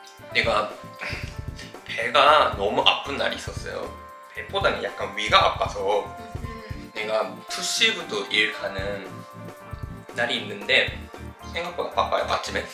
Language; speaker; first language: Korean; non-native, fluent; Japanese